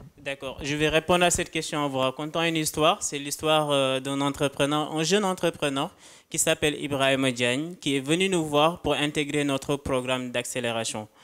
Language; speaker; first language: French; non-native, local second language; Wolof